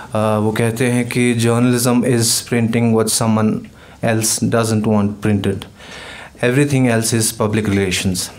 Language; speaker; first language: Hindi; non-native, local second language; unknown